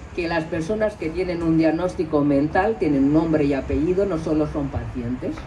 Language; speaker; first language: Spanish; non-native, local second language; Catalan